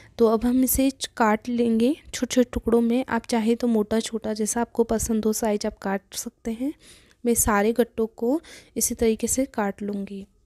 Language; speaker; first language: Hindi; native; Hindi